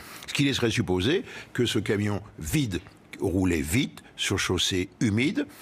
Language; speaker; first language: French; native; French